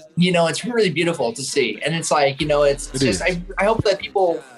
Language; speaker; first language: English; native; English